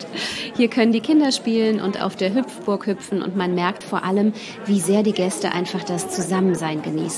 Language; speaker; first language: German; native; German